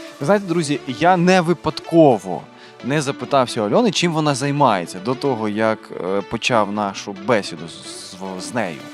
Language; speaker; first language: Ukrainian; native; Ukrainian